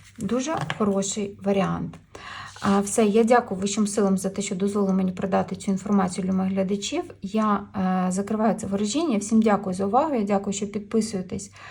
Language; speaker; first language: Ukrainian; non-native, local second language; Russian